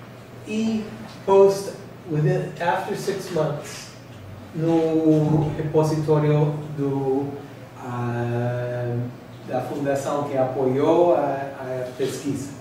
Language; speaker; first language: Portuguese; non-native, learner; English